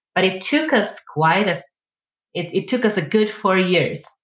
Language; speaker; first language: English; non-native, fluent; Ukrainian